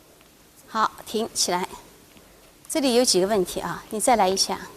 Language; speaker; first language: Chinese; native; Chinese